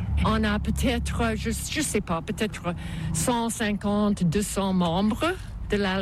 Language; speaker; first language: French; non-native, local second language; English